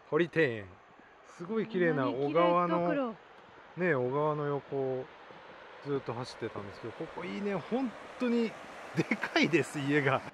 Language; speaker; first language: Japanese; native; Japanese